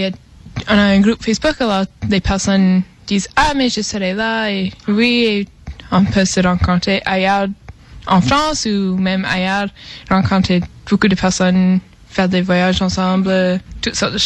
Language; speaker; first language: French; non-native, fluent; English